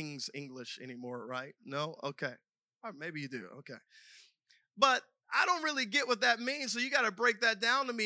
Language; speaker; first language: English; native; English